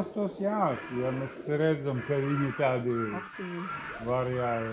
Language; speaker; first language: Latvian; non-native, local second language; Russian